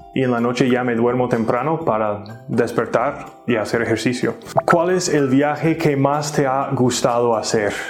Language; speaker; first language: Spanish; non-native, fluent; English